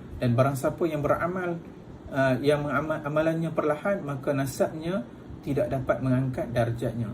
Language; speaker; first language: Malay; native; Malay